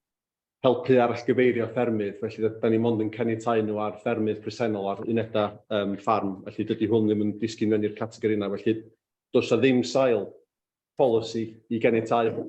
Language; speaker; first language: Welsh; native; Welsh